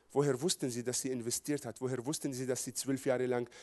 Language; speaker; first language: German; non-native, fluent; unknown